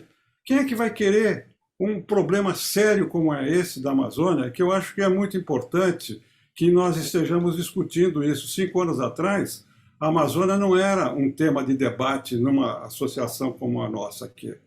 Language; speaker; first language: Portuguese; native; Portuguese